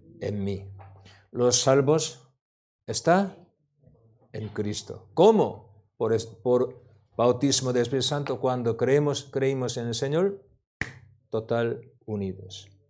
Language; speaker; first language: Spanish; non-native, learner; Korean